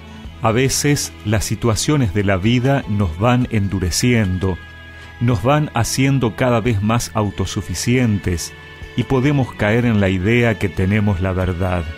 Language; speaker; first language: Spanish; native; Spanish